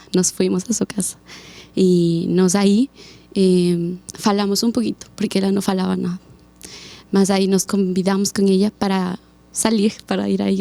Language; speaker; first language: Portuguese; non-native, learner; Spanish